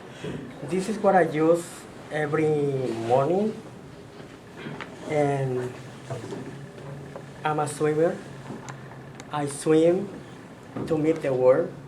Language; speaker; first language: English; non-native, fluent; Spanish